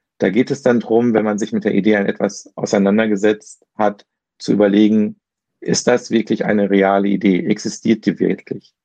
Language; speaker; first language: German; native; German